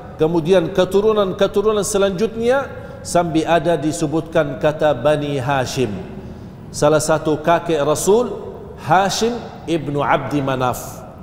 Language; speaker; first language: Malay; non-native, fluent; Arabic